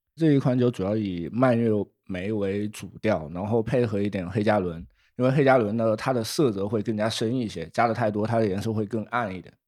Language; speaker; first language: Chinese; native; Chinese